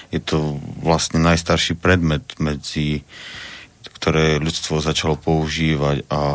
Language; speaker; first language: Slovak; native; Slovak